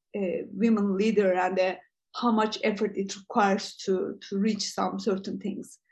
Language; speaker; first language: English; non-native, fluent; Turkish